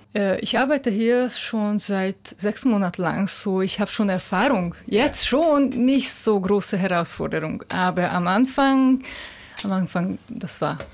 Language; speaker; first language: German; non-native, fluent; Hungarian